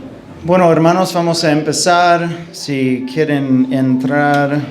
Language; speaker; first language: Spanish; non-native, fluent; English